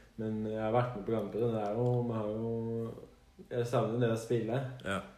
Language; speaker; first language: Norwegian; native; Norwegian